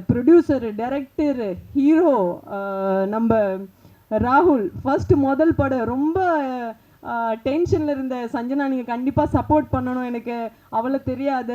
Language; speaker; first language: Tamil; non-native, fluent; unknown